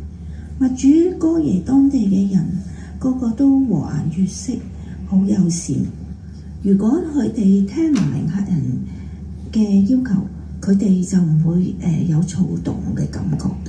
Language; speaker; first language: Cantonese; native; Cantonese